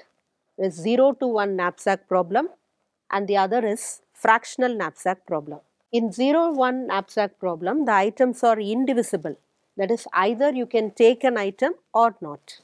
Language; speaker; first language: English; non-native, local second language; Tamil